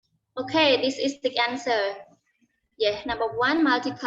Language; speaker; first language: English; non-native, learner; Khmer